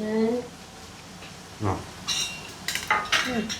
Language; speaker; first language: Korean; non-native, learner; Vietnamese